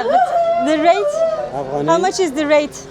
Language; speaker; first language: English; non-native, learner; Turkish